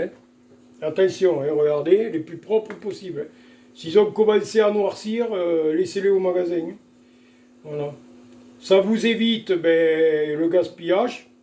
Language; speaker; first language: French; native; French